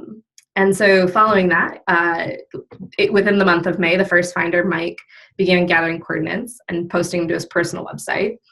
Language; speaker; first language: English; native; English